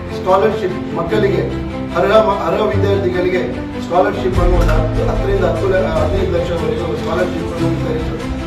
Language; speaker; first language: Kannada; non-native, local second language; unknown